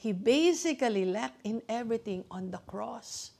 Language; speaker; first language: English; non-native, local second language; Filipino